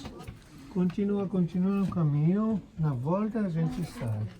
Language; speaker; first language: Portuguese; non-native, fluent; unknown